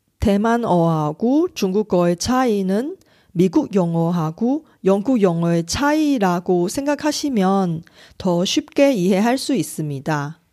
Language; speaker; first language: Korean; non-native, fluent; Chinese